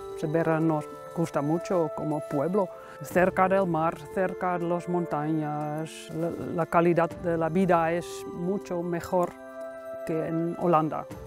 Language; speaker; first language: Spanish; non-native, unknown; Dutch